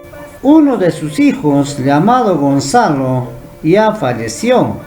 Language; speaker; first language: Spanish; non-native, local second language; Quechua